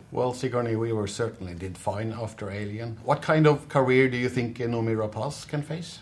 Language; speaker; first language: English; non-native, fluent; Norwegian